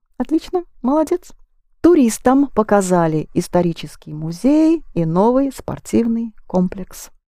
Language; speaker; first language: Russian; native; Russian